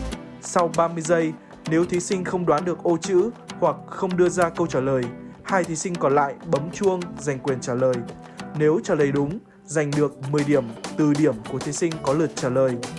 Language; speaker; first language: Vietnamese; native; Vietnamese